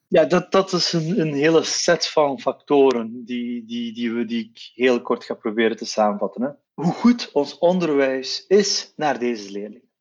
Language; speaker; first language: Dutch; non-native, local second language; Turkish